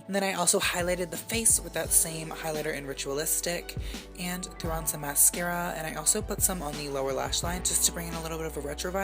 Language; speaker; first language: English; native; English